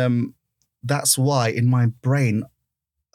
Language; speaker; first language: English; native; English